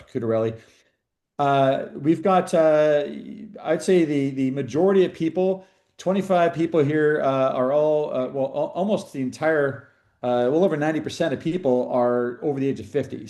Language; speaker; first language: English; native; English